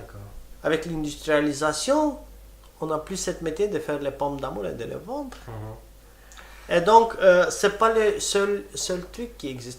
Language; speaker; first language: French; non-native, fluent; Romany